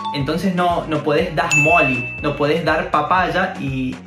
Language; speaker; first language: Spanish; native; Spanish